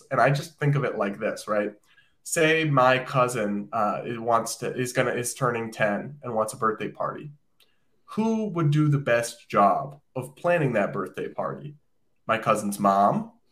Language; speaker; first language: English; native; English